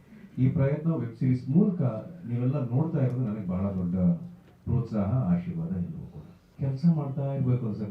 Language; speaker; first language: Kannada; native; Kannada